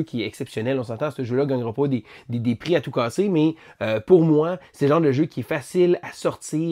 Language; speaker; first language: French; native; French